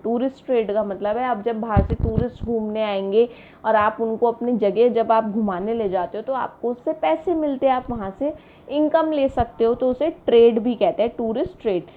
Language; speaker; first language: Hindi; native; Hindi